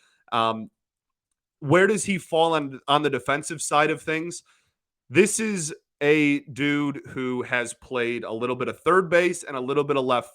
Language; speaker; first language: English; native; English